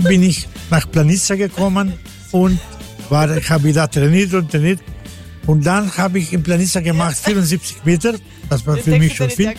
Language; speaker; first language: German; non-native, learner; Slovenian